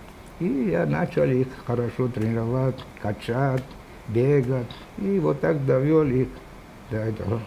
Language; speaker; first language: Russian; non-native, local second language; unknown